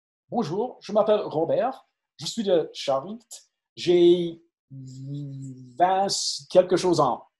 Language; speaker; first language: French; non-native, fluent; English